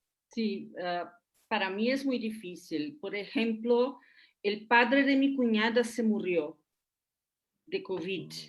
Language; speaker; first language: Spanish; non-native, fluent; Portuguese